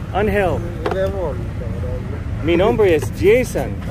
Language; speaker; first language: Spanish; non-native, learner; English